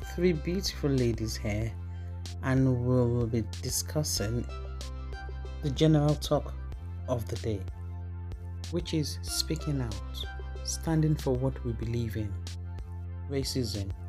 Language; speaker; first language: English; non-native, local second language; Yoruba